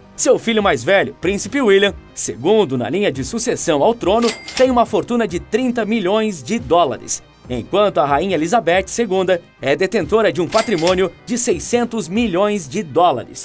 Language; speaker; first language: Portuguese; native; Portuguese